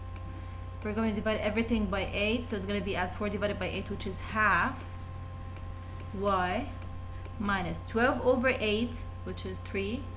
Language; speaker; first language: English; non-native, fluent; Arabic